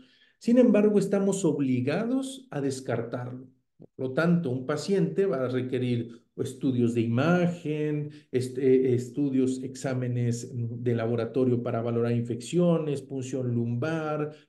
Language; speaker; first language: Spanish; native; Spanish